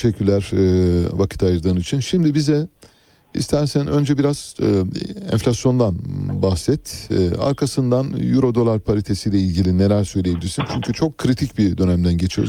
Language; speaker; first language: Turkish; native; Turkish